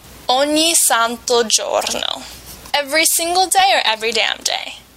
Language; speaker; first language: English; native; English